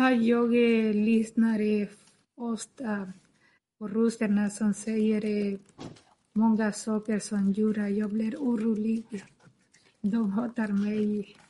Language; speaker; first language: Swedish; non-native, learner; Spanish